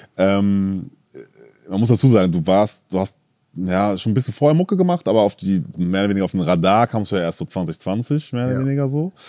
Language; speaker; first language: German; native; German